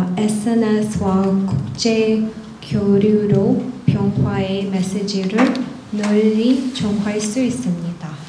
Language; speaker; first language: Korean; non-native, learner; Russian